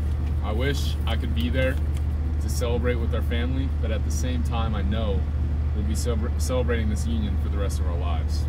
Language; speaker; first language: English; native; English